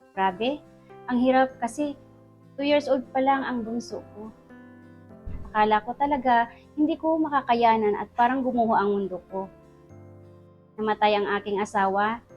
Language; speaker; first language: Filipino; non-native, local second language; Hiligaynon